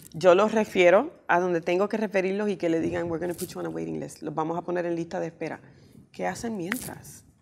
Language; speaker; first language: Spanish; early bilingual, heritage; Spanish